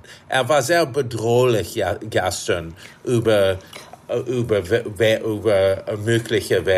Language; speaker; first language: German; non-native, fluent; English